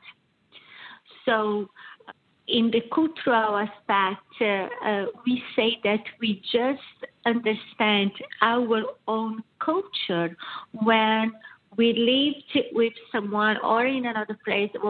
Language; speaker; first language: English; non-native, fluent; Portuguese